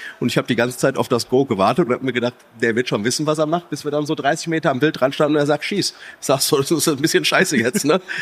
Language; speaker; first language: German; native; German